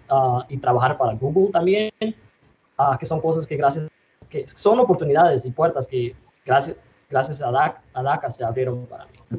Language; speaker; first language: Spanish; early bilingual, other home language; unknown